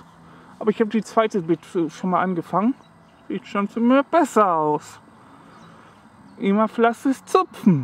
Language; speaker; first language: German; non-native, learner; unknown